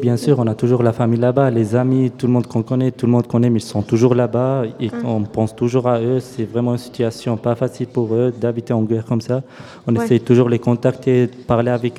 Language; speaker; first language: French; non-native, fluent; Arabic